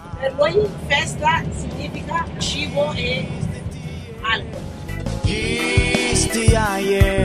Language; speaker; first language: Italian; non-native, fluent; Malagasy